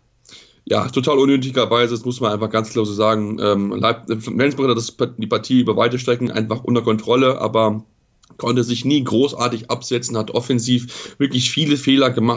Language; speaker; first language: German; native; German